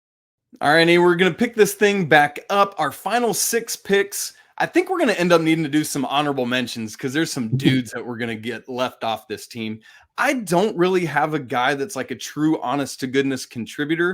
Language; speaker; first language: English; native; English